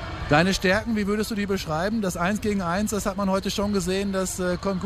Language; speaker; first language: German; native; German